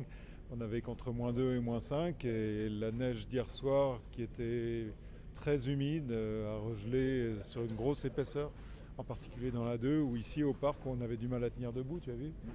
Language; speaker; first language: French; native; French